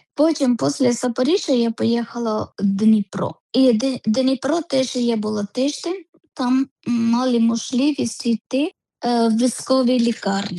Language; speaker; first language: Ukrainian; non-native, learner; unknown